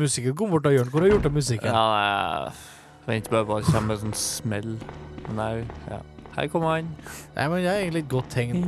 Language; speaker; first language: Norwegian; native; Norwegian